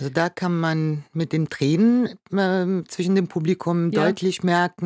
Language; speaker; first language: German; non-native, fluent; Arabic